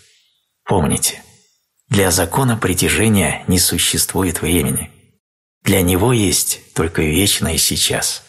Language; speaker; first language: Russian; native; Russian